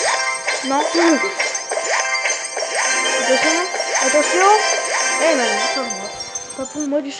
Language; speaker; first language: French; native; French